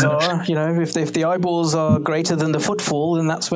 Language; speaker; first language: English; native; English